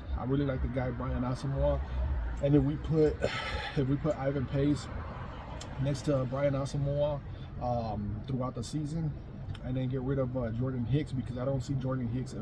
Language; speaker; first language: English; native; English